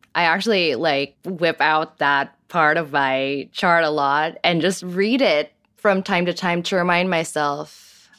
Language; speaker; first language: English; native; English